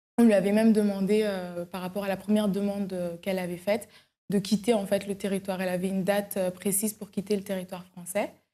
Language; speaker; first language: French; early bilingual, other home language; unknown